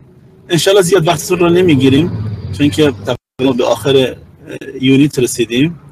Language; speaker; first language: Persian; native; Persian